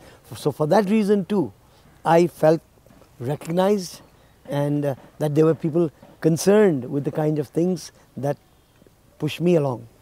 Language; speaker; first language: English; non-native, local second language; Nepali